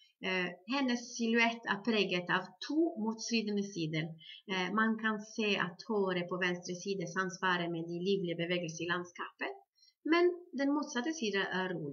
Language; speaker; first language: Norwegian; non-native, fluent; Italian